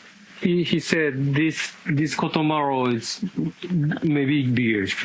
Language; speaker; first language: English; non-native, learner; Japanese